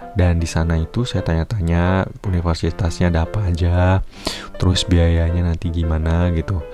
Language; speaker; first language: Indonesian; native; Indonesian